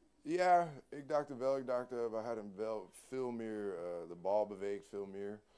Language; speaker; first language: Dutch; non-native, learner; English